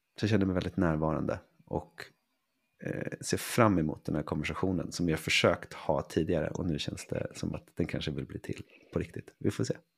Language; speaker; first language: Swedish; native; Swedish